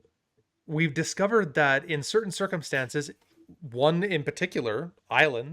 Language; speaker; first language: English; native; English